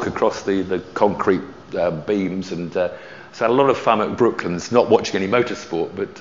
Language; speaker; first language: English; native; English